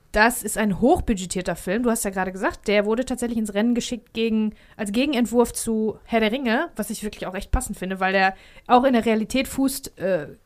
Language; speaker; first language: German; early bilingual, heritage; Greek